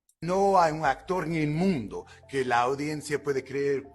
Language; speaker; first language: Spanish; non-native, fluent; English